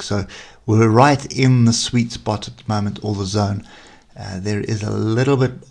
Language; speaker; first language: English; native; English